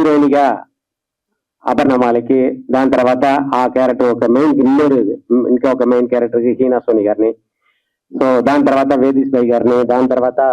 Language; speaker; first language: Telugu; native; Telugu